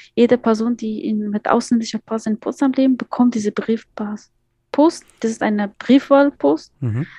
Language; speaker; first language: German; non-native, fluent; Persian